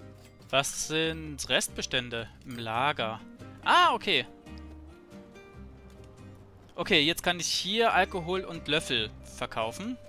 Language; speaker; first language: German; native; German